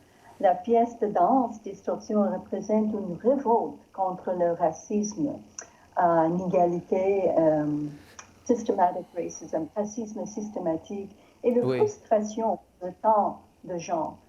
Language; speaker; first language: French; non-native, learner; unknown